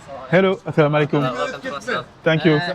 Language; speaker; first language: English; non-native, learner; French